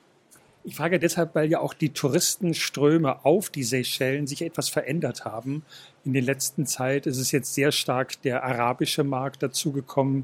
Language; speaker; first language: German; native; German